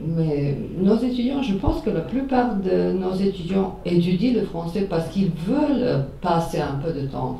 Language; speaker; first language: French; non-native, fluent; Serbian